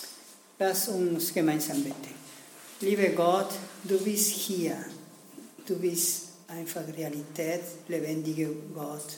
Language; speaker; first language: German; non-native, learner; Spanish